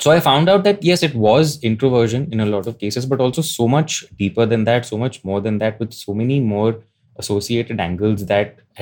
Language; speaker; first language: English; non-native, local second language; Hindi